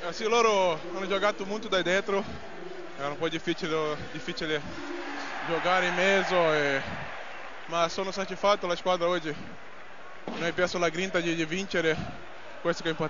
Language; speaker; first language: Italian; non-native, learner; Portuguese